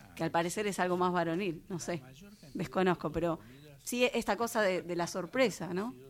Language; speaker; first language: Spanish; native; Spanish